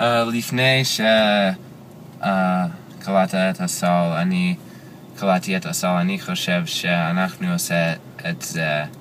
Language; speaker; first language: Hebrew; non-native, learner; English